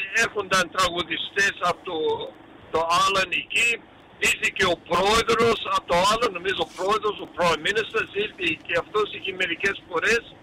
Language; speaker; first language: Greek; early bilingual, heritage; Greek